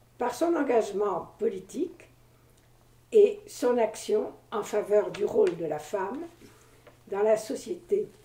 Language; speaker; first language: French; native; French